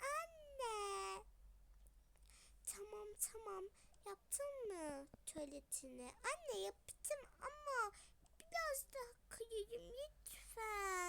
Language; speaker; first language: Turkish; early bilingual, other home language; Arabic